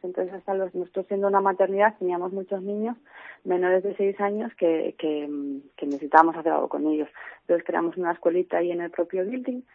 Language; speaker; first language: Spanish; native; Spanish